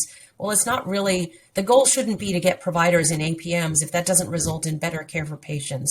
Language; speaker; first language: English; native; English